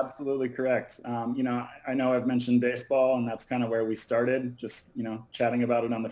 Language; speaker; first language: English; native; English